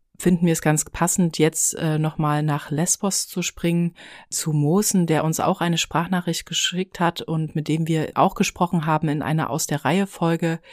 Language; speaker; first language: German; native; German